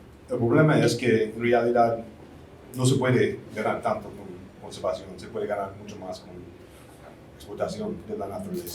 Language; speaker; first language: Spanish; non-native, fluent; English